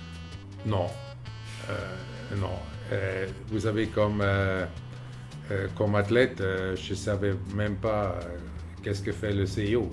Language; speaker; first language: French; non-native, fluent; German